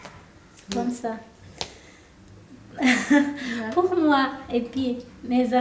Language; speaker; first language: French; non-native, learner; Turkish